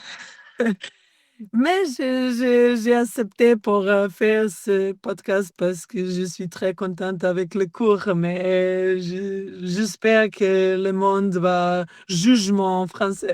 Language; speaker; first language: French; non-native, learner; Serbian